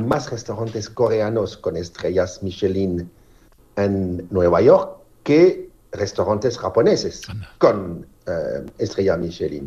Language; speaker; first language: Spanish; non-native, fluent; French